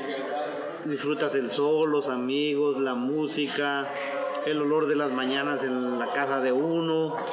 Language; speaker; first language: Spanish; native; Spanish